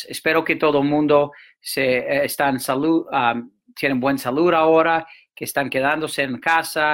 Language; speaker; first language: Spanish; non-native, fluent; English